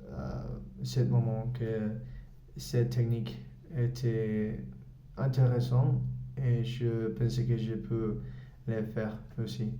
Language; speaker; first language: French; non-native, learner; Spanish